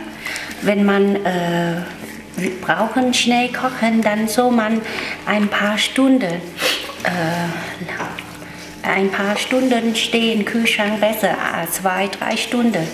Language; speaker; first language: German; non-native, learner; Vietnamese